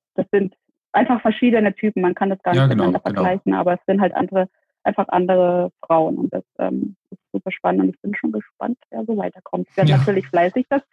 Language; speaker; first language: German; native; German